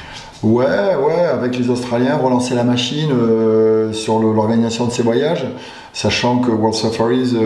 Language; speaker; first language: French; native; French